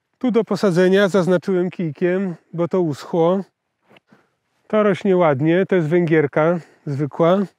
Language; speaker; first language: Polish; native; Polish